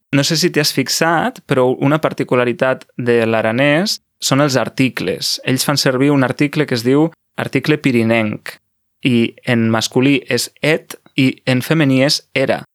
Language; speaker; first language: Catalan; native; Catalan